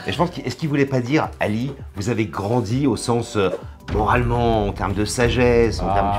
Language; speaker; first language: French; native; French